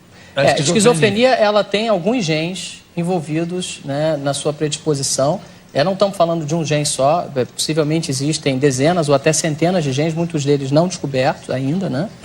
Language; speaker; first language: Portuguese; native; Portuguese